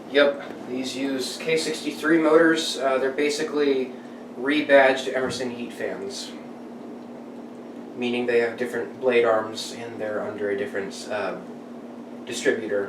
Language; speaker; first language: English; native; English